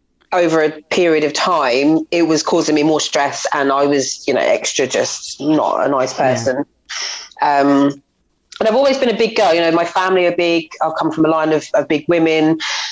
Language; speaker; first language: English; native; English